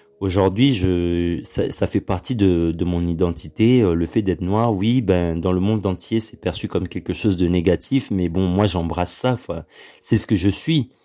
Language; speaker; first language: French; early bilingual, other home language; Lingala